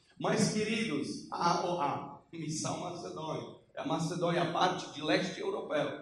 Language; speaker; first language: Portuguese; non-native, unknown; Polish